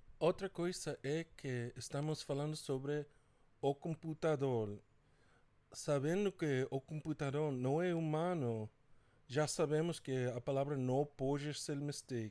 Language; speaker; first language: Portuguese; non-native, fluent; English